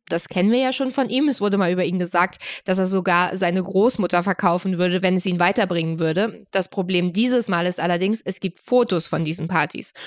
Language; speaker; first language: German; native; German